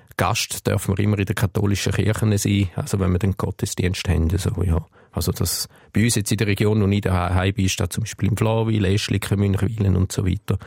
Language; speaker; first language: German; early bilingual, other home language; Turkish